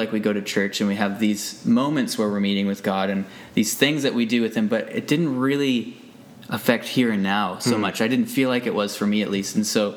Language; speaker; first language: English; native; English